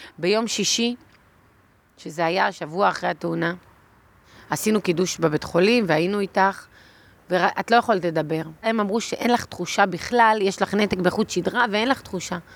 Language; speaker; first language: Hebrew; native; Hebrew